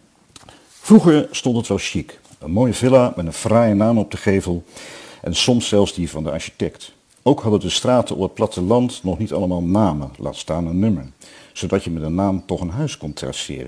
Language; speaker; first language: Dutch; native; Dutch